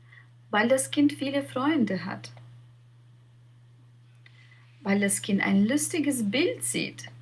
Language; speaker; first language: German; non-native, fluent; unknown